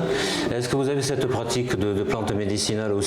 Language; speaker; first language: French; native; French